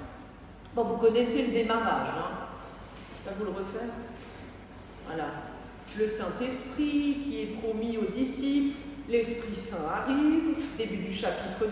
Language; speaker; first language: French; native; French